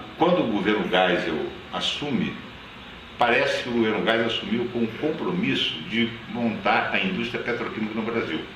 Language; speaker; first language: Portuguese; native; Portuguese